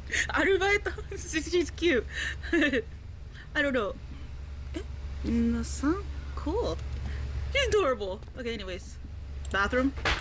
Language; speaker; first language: English; native; English